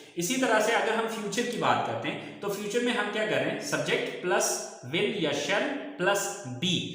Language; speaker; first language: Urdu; native; Urdu